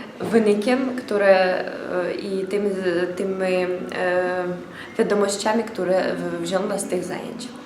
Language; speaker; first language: Polish; non-native, learner; Ukrainian